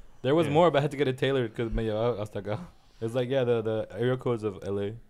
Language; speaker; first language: English; early bilingual, other home language; Spanish